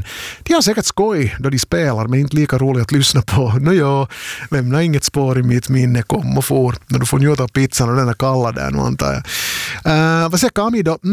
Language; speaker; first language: Swedish; native; Swedish